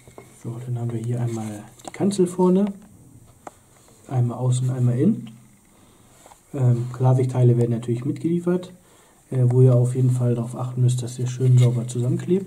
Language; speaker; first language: German; native; German